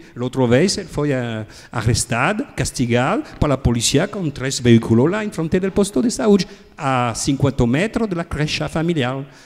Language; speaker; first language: Portuguese; non-native, learner; French